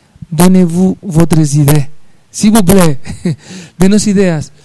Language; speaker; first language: French; non-native, learner; Spanish